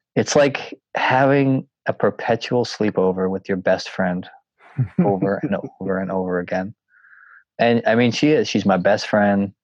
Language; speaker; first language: English; native; English